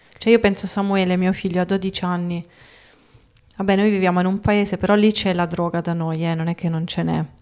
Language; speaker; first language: Italian; native; Italian